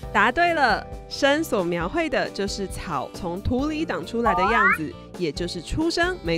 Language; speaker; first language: Chinese; native; Chinese